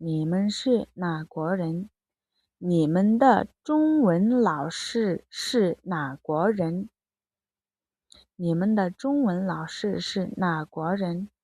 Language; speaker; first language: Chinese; non-native, fluent; Mongolian